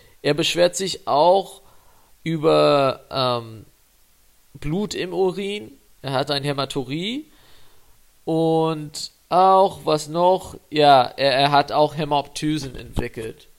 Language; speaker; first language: German; non-native, fluent; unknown